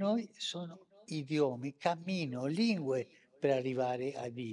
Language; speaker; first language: Italian; non-native, fluent; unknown